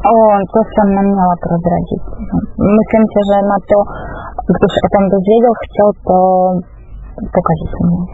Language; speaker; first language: Czech; non-native, fluent; Russian